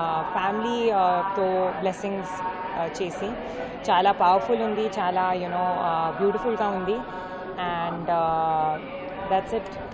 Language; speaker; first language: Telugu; non-native, learner; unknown